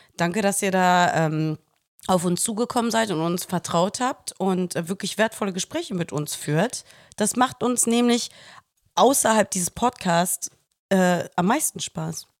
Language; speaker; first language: German; early bilingual, other home language; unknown